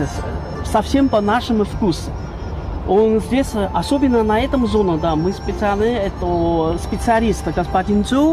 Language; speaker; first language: Russian; non-native, learner; Chinese